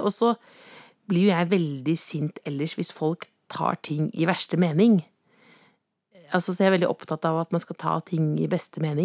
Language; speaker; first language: Norwegian; native; Norwegian